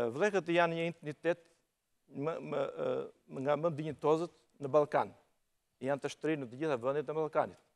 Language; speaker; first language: Albanian; native; Albanian